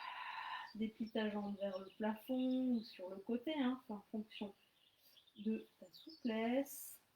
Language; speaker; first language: French; native; French